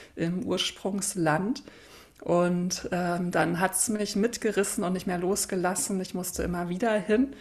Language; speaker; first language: German; native; German